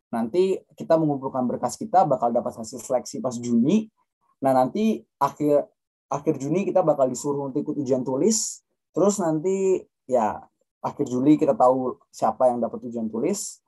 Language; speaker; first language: Indonesian; native; Indonesian